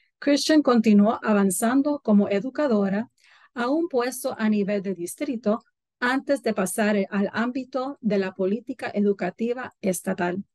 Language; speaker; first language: Spanish; early bilingual, heritage; Spanish